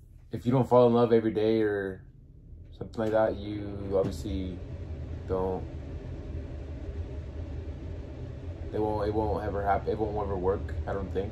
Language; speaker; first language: English; early bilingual, other home language; Spanish